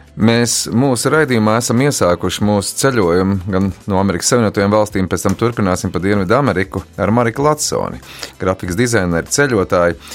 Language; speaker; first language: Latvian; native; Latvian